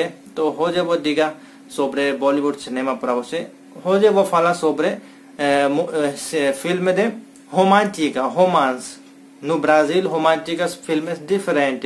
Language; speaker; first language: Portuguese; non-native, learner; Hindi